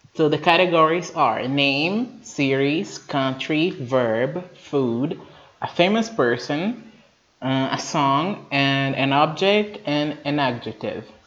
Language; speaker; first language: English; non-native, fluent; Portuguese